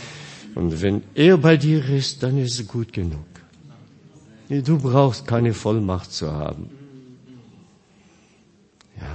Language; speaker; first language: German; non-native, fluent; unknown